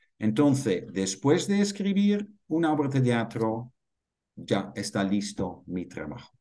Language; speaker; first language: Spanish; non-native, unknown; Dutch